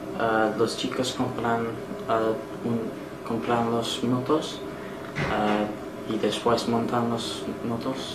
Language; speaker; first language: Spanish; non-native, learner; English